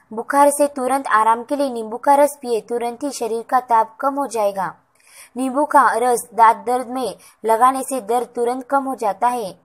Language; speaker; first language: Hindi; non-native, local second language; Marathi